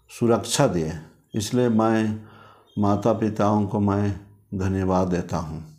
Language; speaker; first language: Hindi; non-native, local second language; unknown